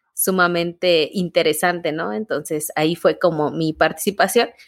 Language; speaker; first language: Spanish; native; Spanish